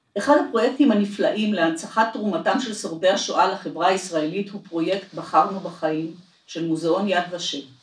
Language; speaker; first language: Hebrew; native; Hebrew